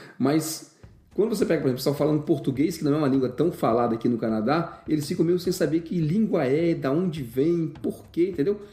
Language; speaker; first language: Portuguese; native; Portuguese